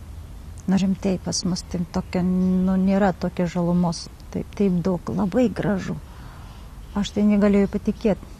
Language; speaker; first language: Lithuanian; non-native, learner; Kazakh